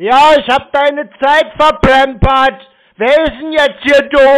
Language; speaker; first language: German; native; German